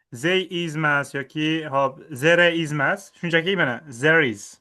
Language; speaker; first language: English; non-native, fluent; Uzbek